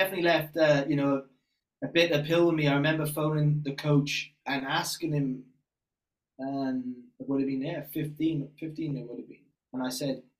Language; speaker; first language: English; native; English